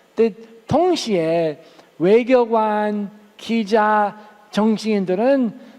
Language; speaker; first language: Korean; non-native, fluent; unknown